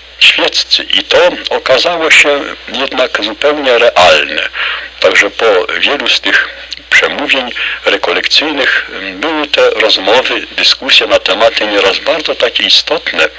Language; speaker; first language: Polish; native; Polish